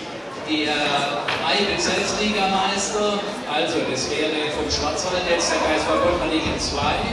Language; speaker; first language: German; native; German